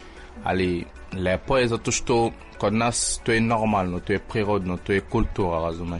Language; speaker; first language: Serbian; non-native, fluent; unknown